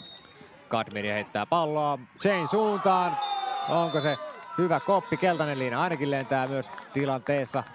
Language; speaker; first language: Finnish; native; Finnish